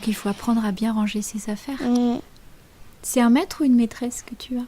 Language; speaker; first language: French; native; French